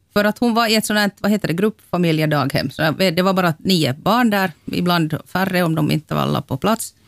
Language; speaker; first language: Swedish; native; Swedish